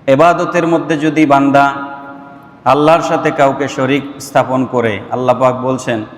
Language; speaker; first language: Bangla; non-native, local second language; Sylheti